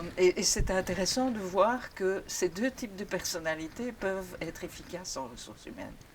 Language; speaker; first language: French; native; French